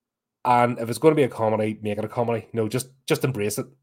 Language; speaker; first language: English; native; English